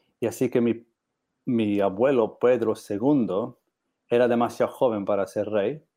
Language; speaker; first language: Spanish; non-native, learner; English